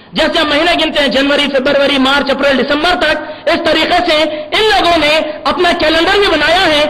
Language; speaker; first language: Urdu; native; Urdu